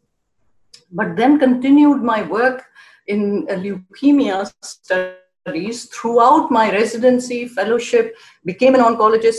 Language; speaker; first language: English; non-native, local second language; Urdu